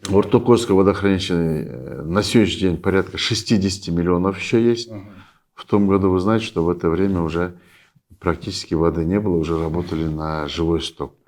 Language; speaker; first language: Russian; non-native, local second language; Kyrgyz